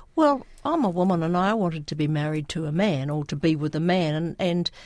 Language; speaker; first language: English; early bilingual, other home language; Sinhala